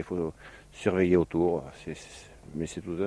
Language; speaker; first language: French; native; French